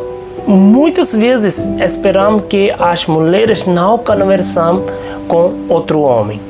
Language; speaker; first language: Portuguese; non-native, local second language; Hindi